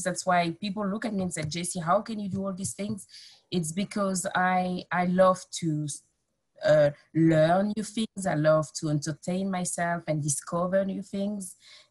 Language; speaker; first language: English; non-native, fluent; French